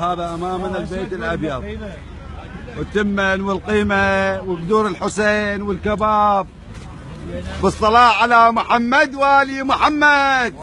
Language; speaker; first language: Arabic; native; Arabic